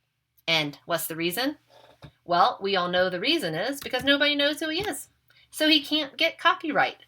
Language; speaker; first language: English; native; English